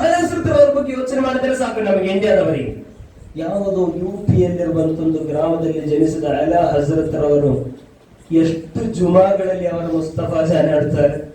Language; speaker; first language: Kannada; non-native, local second language; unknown